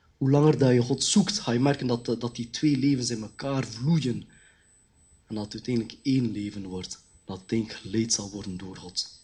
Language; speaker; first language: Dutch; early bilingual, other home language; Khmer